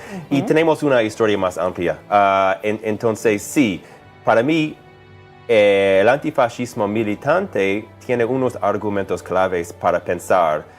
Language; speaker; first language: Spanish; non-native, fluent; English